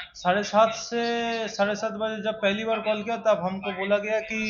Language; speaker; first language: Hindi; non-native, local second language; Bangla